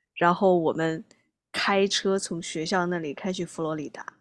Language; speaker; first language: Chinese; native; Chinese